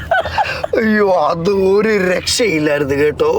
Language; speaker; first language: Malayalam; native; Malayalam